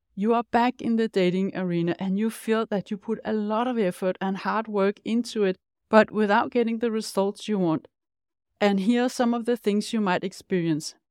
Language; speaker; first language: English; non-native, fluent; Danish